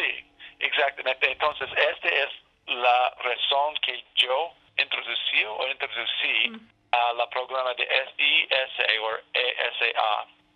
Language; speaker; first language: Spanish; non-native, learner; English